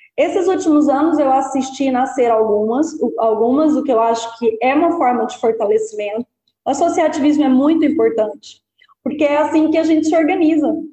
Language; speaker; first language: Portuguese; native; Portuguese